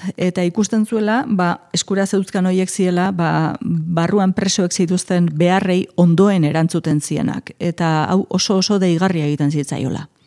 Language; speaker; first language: Basque; native; Basque